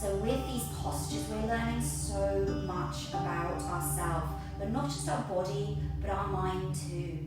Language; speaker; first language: English; native; English